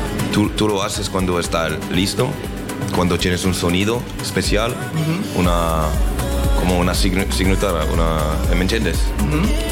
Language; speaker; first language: Spanish; non-native, learner; French